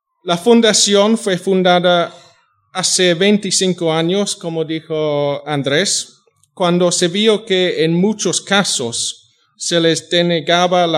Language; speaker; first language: Spanish; non-native, fluent; English